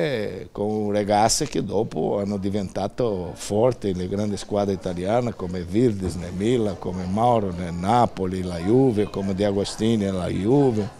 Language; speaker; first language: Italian; non-native, fluent; Portuguese